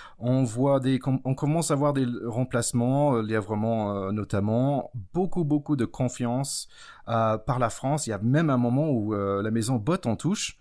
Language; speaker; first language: French; non-native, fluent; English